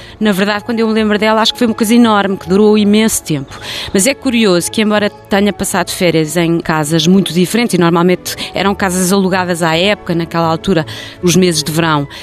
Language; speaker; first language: Portuguese; native; Portuguese